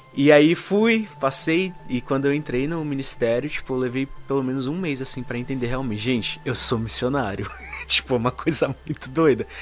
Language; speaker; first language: Portuguese; native; Portuguese